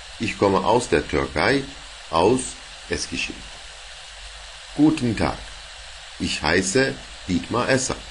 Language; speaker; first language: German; non-native, fluent; Turkish